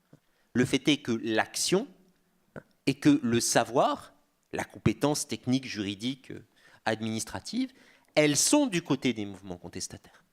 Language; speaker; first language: French; native; French